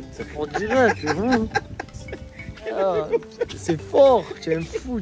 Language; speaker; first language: French; native; French